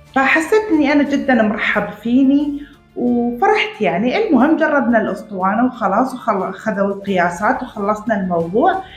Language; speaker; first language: Arabic; native; Arabic